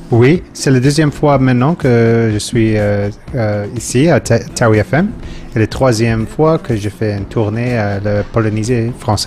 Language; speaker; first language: French; non-native, learner; English